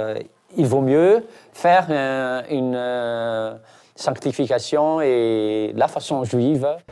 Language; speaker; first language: French; non-native, local second language; Malagasy